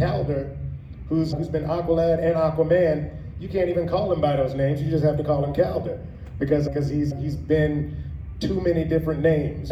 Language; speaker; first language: English; native; English